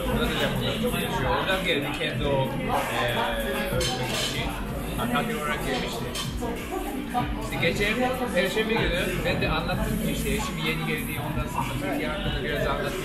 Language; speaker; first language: Turkish; non-native, fluent; Japanese